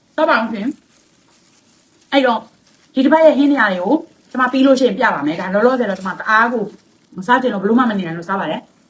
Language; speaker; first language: Burmese; non-native, local second language; Kachin